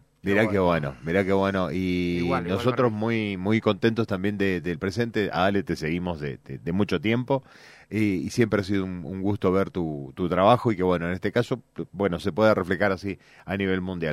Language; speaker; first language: Spanish; native; Spanish